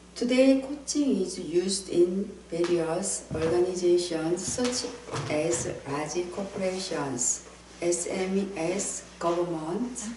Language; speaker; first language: English; non-native, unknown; Korean